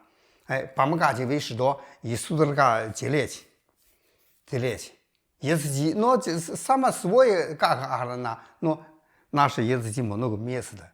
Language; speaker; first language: Russian; non-native, learner; Chinese